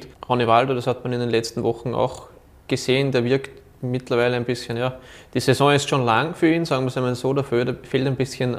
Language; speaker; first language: German; native; German